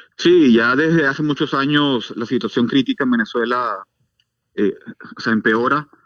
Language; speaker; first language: Spanish; native; Spanish